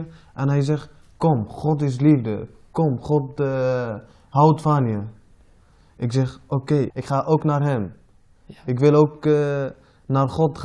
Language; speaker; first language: Dutch; non-native, learner; Arabic